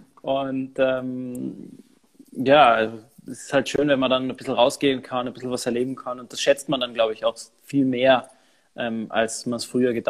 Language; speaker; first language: German; native; German